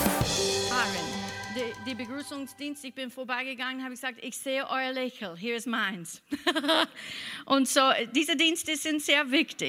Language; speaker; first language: German; non-native, fluent; English